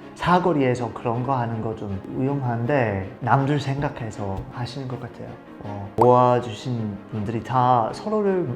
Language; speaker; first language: Korean; non-native, fluent; English